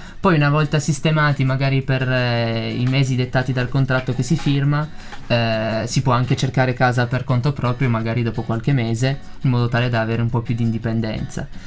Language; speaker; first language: Italian; early bilingual, other home language; Arabic